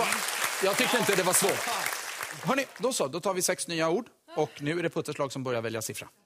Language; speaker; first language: Swedish; native; Swedish